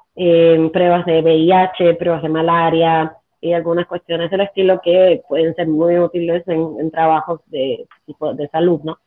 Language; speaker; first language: Spanish; native; Spanish